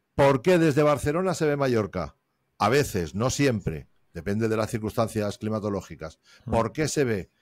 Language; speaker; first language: Spanish; native; Spanish